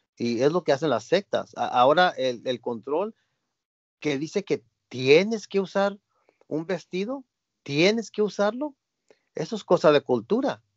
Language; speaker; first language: Spanish; early bilingual, heritage; Spanish